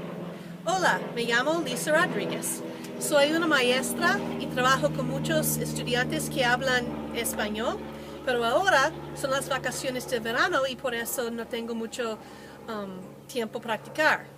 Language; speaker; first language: Spanish; non-native, learner; English